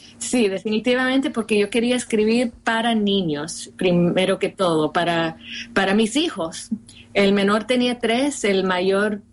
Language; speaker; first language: Spanish; early bilingual, heritage; Spanish